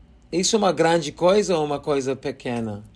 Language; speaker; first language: Portuguese; non-native, learner; English